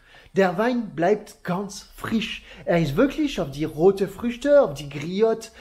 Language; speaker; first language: German; non-native, learner; French